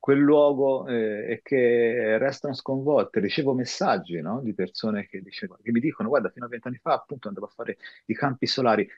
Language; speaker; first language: Italian; native; Italian